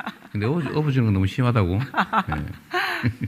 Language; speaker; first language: Korean; native; Korean